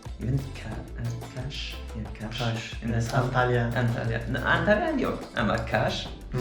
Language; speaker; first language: Turkish; non-native, learner; French